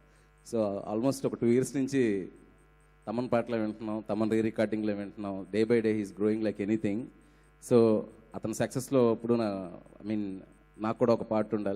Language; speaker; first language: Telugu; native; Telugu